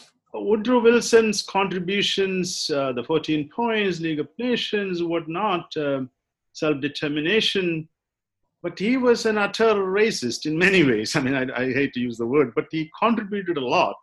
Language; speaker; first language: English; non-native, local second language; Malayalam